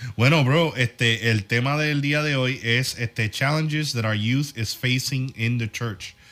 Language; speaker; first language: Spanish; early bilingual, heritage; Spanish